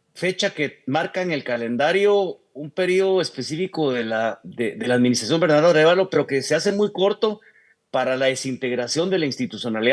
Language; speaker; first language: Spanish; native; Spanish